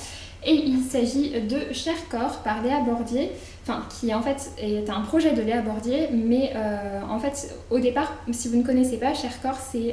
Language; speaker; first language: French; native; French